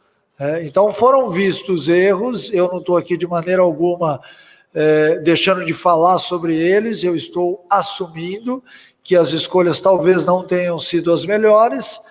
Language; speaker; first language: Portuguese; native; Portuguese